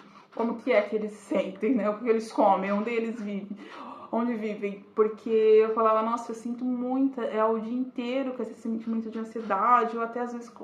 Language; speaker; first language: Portuguese; native; Portuguese